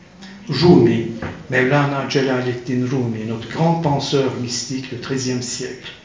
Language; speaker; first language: French; non-native, fluent; Turkish